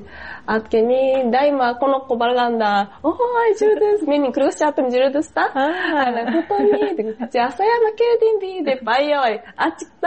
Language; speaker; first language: Kyrgyz; non-native, fluent; Japanese